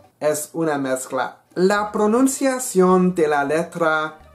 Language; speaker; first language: Spanish; non-native, learner; English